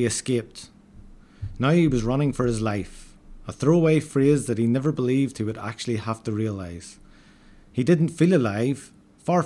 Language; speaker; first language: English; native; English